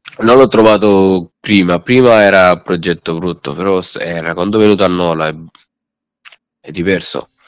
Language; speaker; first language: Italian; non-native, learner; Bangla